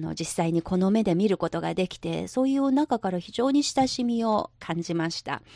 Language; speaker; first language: Japanese; non-native, local second language; Chinese